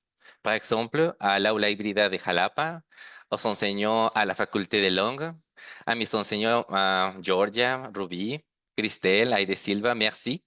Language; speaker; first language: French; non-native, fluent; Spanish